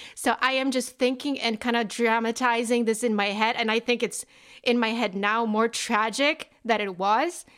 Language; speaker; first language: English; non-native, fluent; Polish